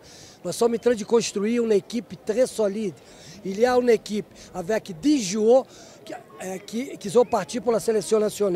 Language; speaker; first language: French; non-native, fluent; Portuguese